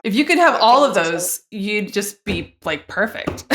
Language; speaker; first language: English; native; English